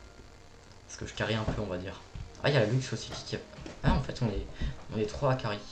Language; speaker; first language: French; native; French